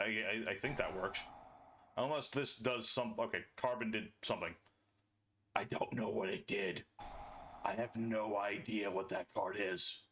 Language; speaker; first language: English; native; English